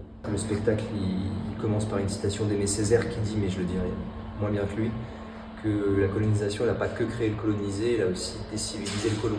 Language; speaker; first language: French; native; French